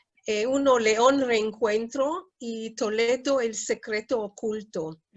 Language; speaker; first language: Spanish; non-native, fluent; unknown